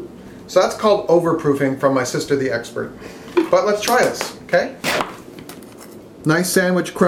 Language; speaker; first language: English; native; English